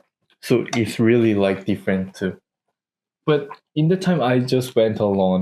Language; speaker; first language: English; non-native, learner; Korean